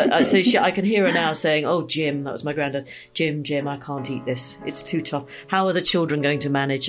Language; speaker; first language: English; native; English